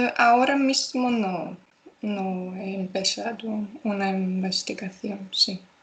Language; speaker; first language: Spanish; non-native, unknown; Latvian